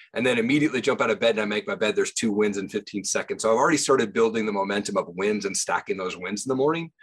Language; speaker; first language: English; native; English